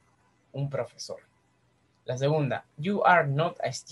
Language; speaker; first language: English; non-native, fluent; Spanish